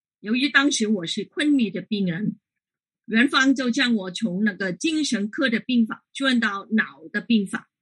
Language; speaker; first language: Chinese; non-native, local second language; Cantonese